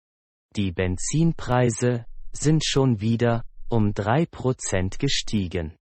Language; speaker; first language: German; non-native, fluent; Persian